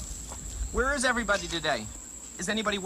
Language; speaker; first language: English; native; English